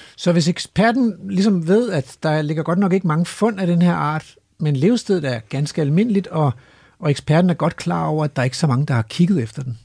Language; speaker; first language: Danish; native; Danish